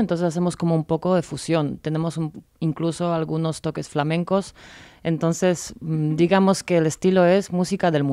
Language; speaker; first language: Spanish; non-native, fluent; Polish